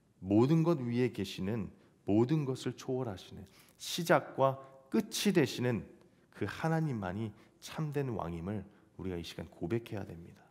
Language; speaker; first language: Korean; native; Korean